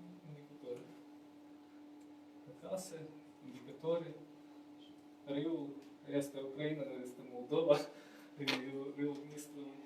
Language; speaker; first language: Romanian; non-native, learner; Ukrainian